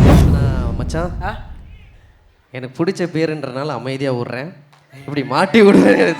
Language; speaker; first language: Tamil; native; Tamil